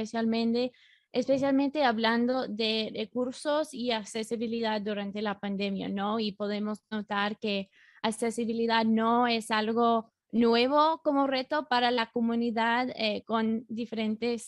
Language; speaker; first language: Spanish; non-native, fluent; English